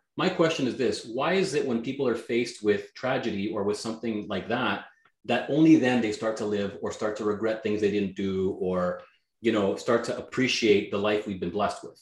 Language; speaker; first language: English; non-native, fluent; Greek